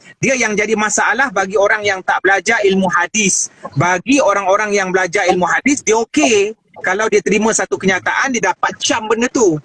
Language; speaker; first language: Malay; native; Malay